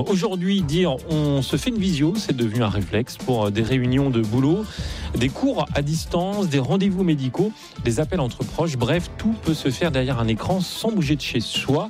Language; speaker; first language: French; native; French